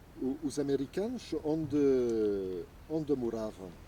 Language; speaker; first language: Portuguese; non-native, fluent; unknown